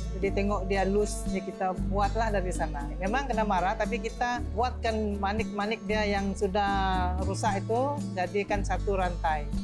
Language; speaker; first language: Malay; non-native, local second language; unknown